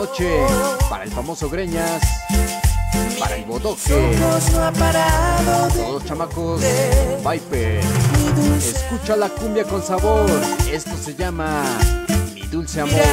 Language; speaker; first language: Spanish; native; Spanish